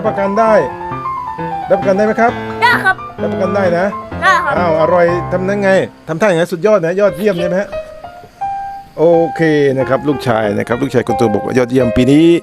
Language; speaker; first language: Thai; native; Thai